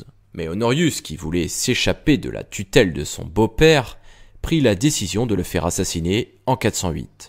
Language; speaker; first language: French; native; French